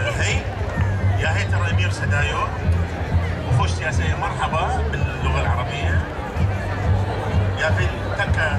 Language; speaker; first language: Swedish; non-native, learner; Arabic